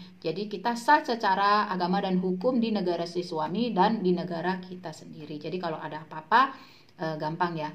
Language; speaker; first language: Indonesian; native; Indonesian